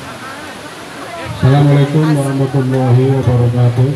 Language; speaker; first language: Indonesian; native; Indonesian